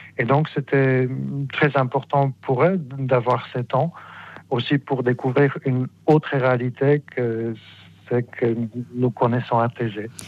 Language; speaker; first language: French; non-native, fluent; Polish